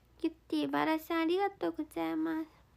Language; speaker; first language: Japanese; native; Japanese